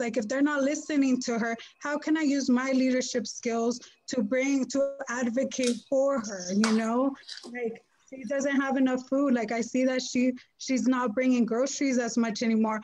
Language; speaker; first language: English; early bilingual, other home language; Spanish